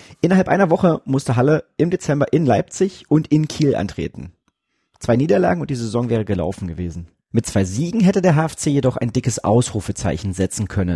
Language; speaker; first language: German; native; German